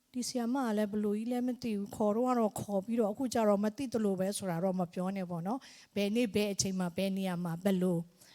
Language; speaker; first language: Burmese; non-native, local second language; Tedim Chin